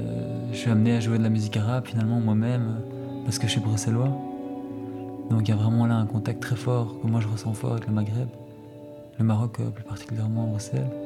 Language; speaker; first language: French; native; French